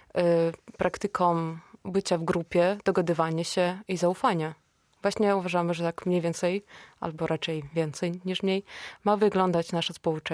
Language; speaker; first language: Polish; non-native, fluent; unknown